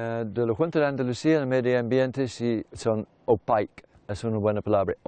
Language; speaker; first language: Spanish; non-native, learner; English